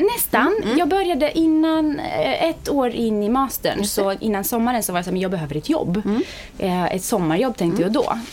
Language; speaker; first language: Swedish; non-native, fluent; Romanian